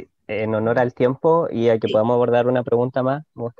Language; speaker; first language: Spanish; native; Spanish